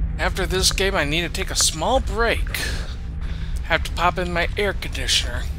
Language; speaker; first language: English; native; English